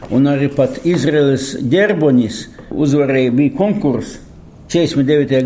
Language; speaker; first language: Latvian; non-native, local second language; Russian